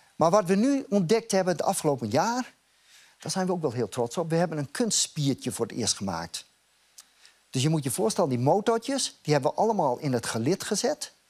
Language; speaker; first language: Dutch; native; Dutch